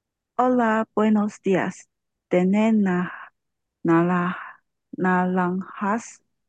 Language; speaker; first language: Spanish; non-native, learner; Chinese